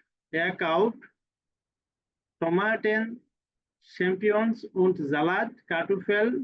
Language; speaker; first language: German; non-native, fluent; Bangla